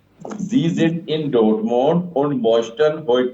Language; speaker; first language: German; non-native, fluent; Punjabi